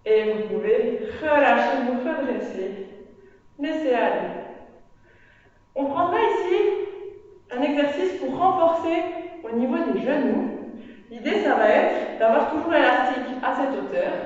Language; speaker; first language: French; native; French